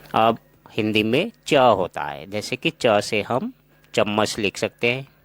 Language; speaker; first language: Hindi; non-native, local second language; Assamese